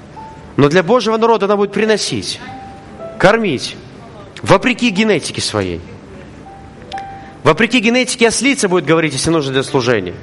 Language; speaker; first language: Russian; native; Russian